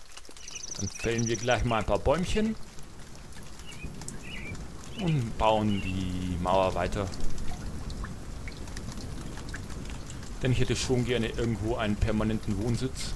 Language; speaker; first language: German; native; German